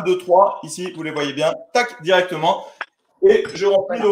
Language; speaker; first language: French; native; French